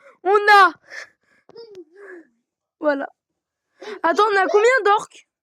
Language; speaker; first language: French; native; French